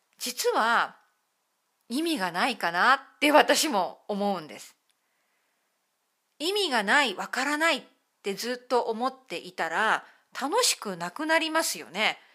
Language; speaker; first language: Japanese; native; Japanese